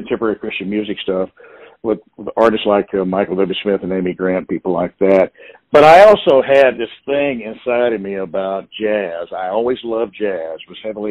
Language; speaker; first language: English; native; English